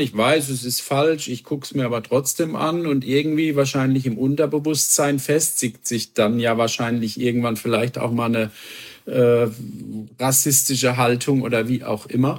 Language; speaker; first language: German; native; German